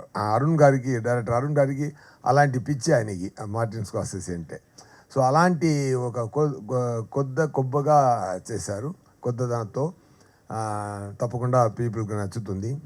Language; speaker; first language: Telugu; non-native, local second language; Tamil